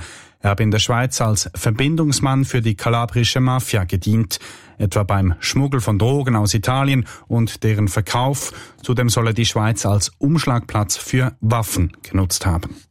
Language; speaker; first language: German; native; German